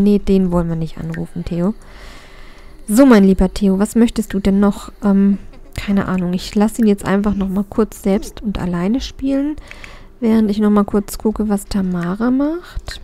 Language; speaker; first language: German; native; German